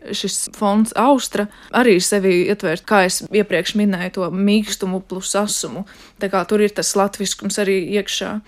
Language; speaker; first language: Latvian; non-native, local second language; Russian